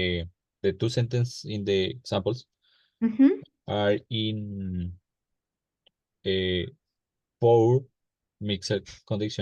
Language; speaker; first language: English; non-native, learner; Spanish